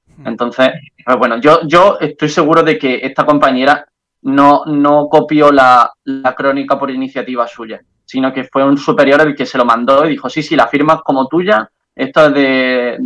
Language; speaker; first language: Spanish; native; Spanish